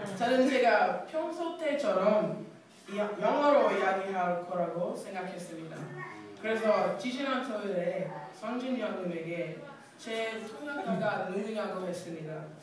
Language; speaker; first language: Korean; non-native, fluent; English